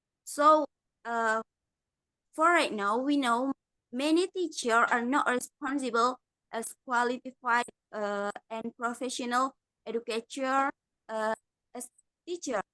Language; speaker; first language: English; non-native, learner; Indonesian